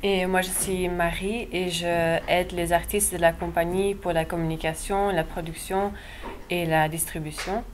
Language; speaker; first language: French; non-native, local second language; Dutch